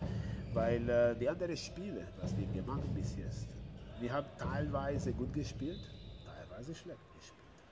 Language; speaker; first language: German; non-native, learner; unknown